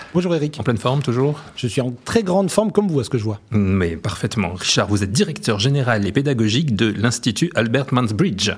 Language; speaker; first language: French; native; French